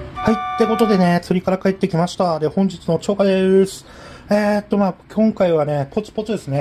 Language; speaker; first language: Japanese; native; Japanese